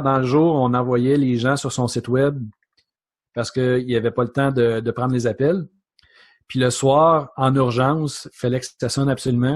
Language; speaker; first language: French; native; French